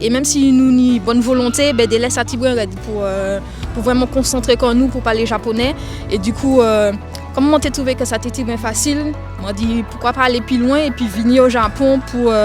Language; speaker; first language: French; non-native, local second language; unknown